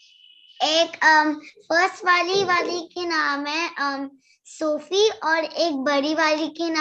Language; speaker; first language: Hindi; native; Hindi